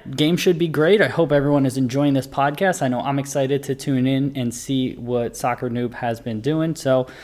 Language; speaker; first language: English; native; English